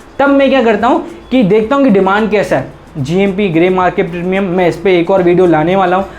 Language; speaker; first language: Hindi; native; Hindi